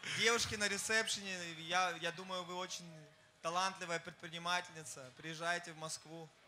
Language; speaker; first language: Russian; non-native, fluent; German